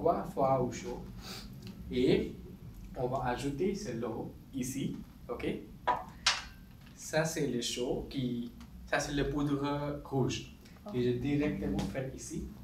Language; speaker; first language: French; non-native, learner; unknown